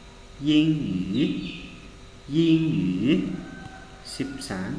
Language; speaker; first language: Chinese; non-native, fluent; Hmong